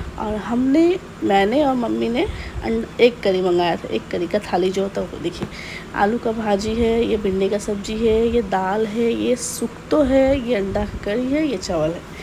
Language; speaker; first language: Hindi; non-native, local second language; Bangla